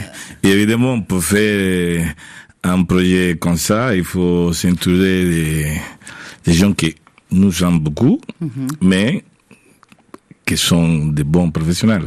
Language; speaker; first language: French; non-native, fluent; Spanish